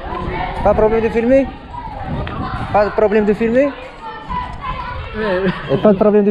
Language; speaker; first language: French; non-native, learner; Arabic